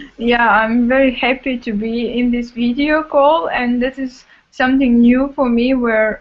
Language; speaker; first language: English; non-native, fluent; Russian